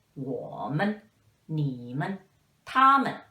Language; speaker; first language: Chinese; non-native, fluent; English